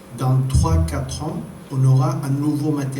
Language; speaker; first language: French; non-native, fluent; Spanish